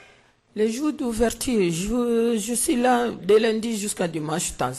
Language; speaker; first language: French; non-native, learner; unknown